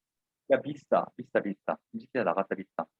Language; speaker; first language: Indonesian; non-native, fluent; Korean